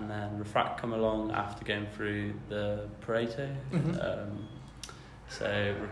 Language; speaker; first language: English; native; English